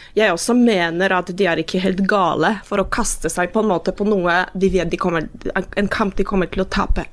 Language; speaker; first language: Norwegian; non-native, fluent; Polish